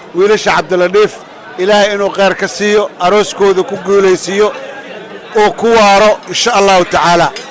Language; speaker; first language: Somali; non-native, local second language; Swahili